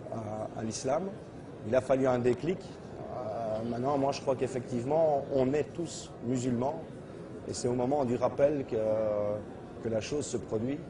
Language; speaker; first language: French; native; French